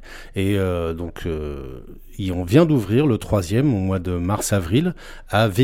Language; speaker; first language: French; native; French